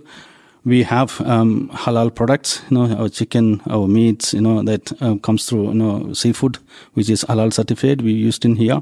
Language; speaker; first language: English; non-native, local second language; Malayalam